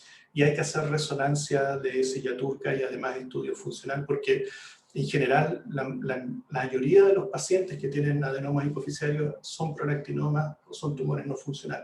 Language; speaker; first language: Spanish; native; Spanish